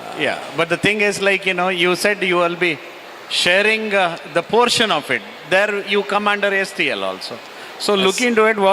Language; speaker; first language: English; non-native, local second language; Kannada